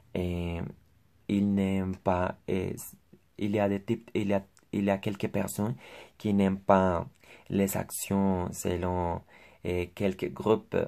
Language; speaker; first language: French; non-native, learner; Spanish